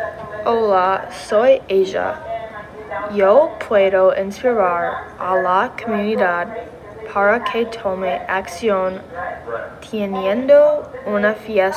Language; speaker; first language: Spanish; non-native, learner; English